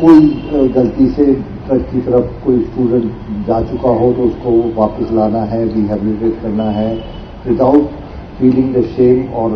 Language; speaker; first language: Hindi; native; Hindi